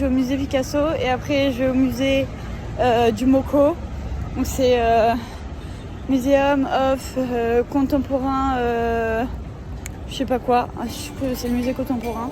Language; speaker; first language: French; native; French